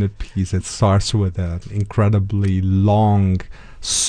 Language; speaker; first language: English; non-native, fluent; Uzbek